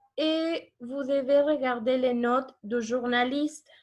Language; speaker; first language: French; non-native, fluent; Spanish